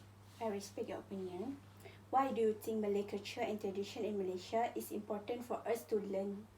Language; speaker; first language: English; non-native, local second language; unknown